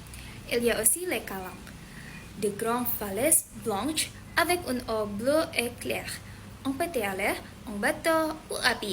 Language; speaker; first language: French; non-native, learner; Indonesian